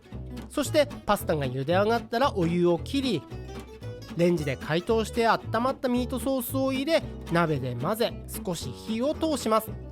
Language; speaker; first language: Japanese; native; Japanese